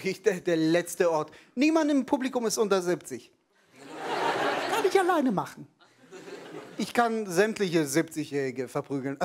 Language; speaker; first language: German; non-native, fluent; Hebrew